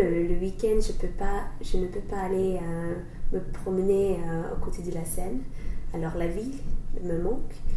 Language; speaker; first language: French; non-native, fluent; English